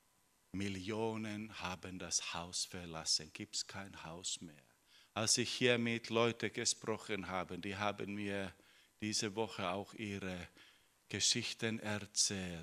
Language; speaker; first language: German; non-native, fluent; Finnish